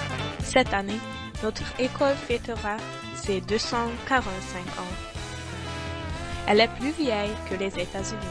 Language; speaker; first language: French; non-native, learner; Hungarian